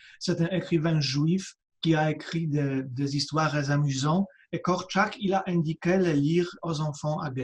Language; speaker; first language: French; non-native, fluent; Polish